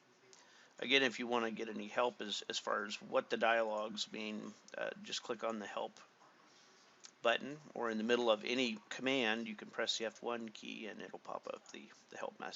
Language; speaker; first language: English; native; English